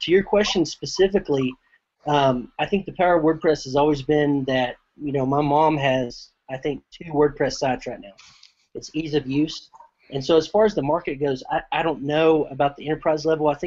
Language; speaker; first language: English; native; English